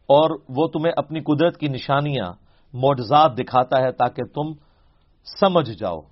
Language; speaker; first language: Urdu; non-native, local second language; Punjabi